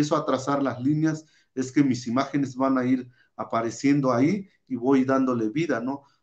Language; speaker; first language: Spanish; non-native, local second language; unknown